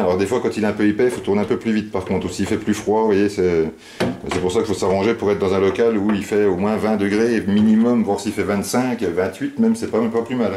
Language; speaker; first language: French; native; French